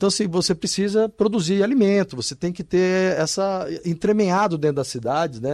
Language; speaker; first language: Portuguese; native; Portuguese